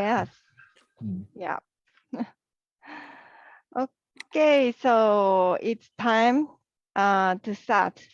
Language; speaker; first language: English; non-native, learner; Japanese